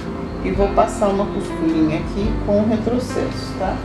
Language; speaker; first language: Portuguese; native; Portuguese